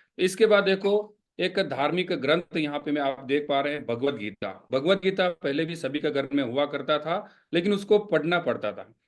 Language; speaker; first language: Hindi; non-native, local second language; Kannada